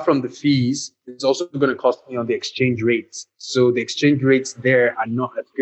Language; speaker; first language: English; non-native, local second language; Yoruba